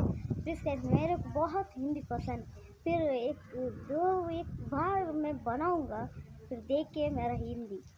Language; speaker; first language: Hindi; non-native, learner; Kannada